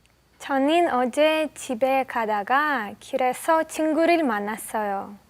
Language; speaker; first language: Korean; non-native, learner; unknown